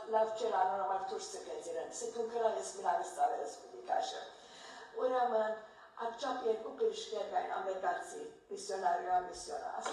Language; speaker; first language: Armenian; early bilingual, heritage; Armenian